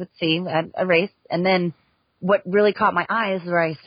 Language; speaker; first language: English; native; English